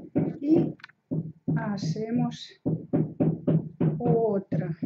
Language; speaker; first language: Spanish; non-native, learner; Russian